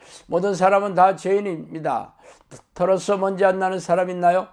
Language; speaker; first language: Korean; native; Korean